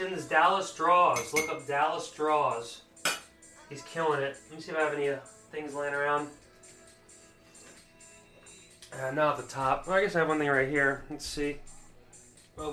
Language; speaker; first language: English; native; English